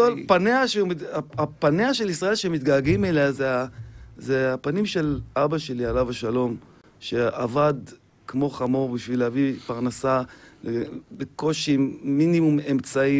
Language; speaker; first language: Hebrew; native; Hebrew